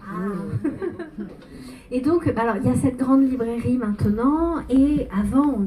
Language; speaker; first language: French; native; French